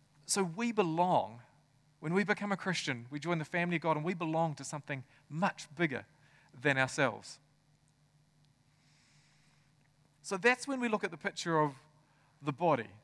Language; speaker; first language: English; native; English